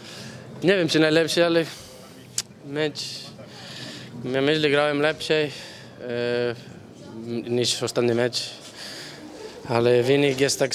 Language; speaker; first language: Polish; non-native, learner; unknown